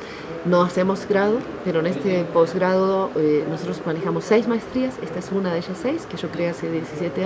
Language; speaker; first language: Spanish; native; Spanish